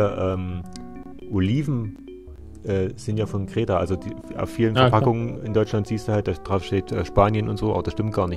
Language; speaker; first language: German; native; German